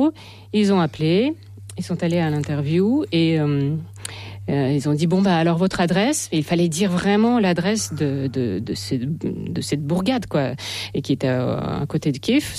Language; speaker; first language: French; non-native, fluent; Russian